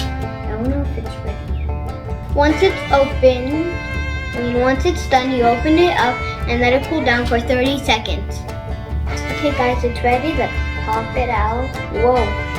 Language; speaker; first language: English; native; English